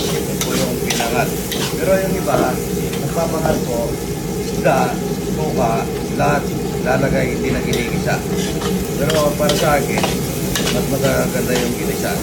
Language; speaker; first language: Filipino; non-native, local second language; Pampanga